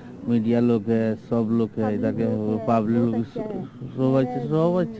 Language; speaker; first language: Hindi; non-native, local second language; Malayalam